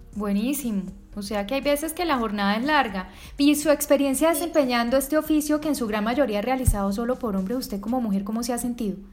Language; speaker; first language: Spanish; native; Spanish